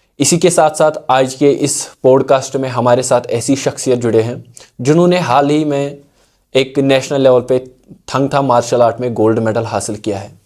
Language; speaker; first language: Urdu; non-native, local second language; Kashmiri